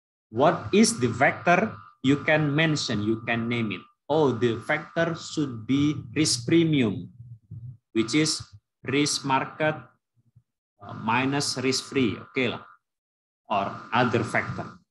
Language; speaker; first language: English; non-native, fluent; Indonesian